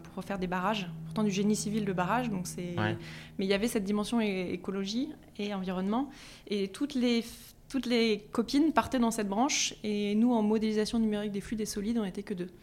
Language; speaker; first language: French; native; French